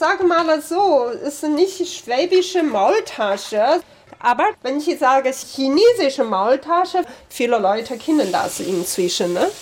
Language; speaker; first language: German; non-native, fluent; Chinese